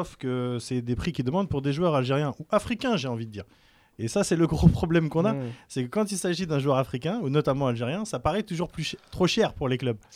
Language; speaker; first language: French; native; French